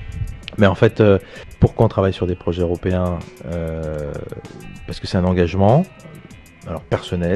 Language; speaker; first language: French; native; French